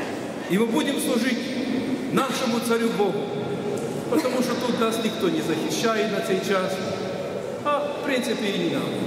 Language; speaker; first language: Russian; non-native, local second language; Ukrainian